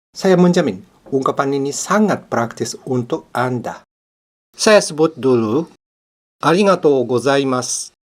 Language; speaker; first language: Indonesian; non-native, fluent; Japanese